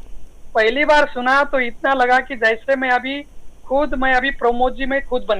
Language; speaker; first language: Hindi; non-native, local second language; Marathi